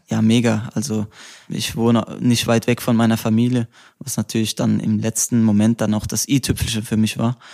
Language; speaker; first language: German; native; German